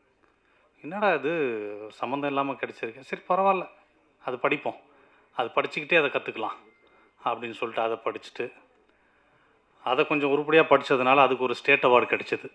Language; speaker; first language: Tamil; native; Tamil